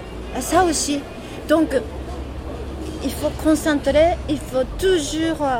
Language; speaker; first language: French; non-native, learner; Japanese